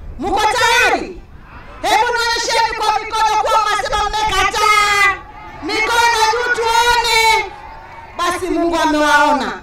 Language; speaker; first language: Swahili; native; Swahili